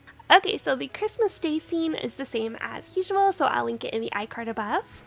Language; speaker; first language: English; native; English